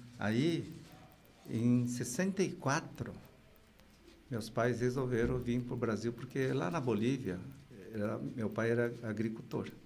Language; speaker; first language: Portuguese; early bilingual, other home language; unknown